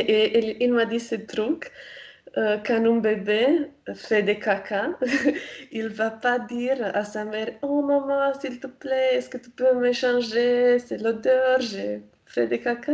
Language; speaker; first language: French; non-native, fluent; Romanian